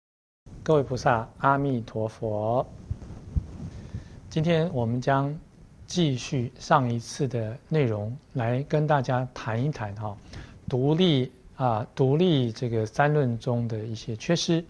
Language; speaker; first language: Chinese; native; Chinese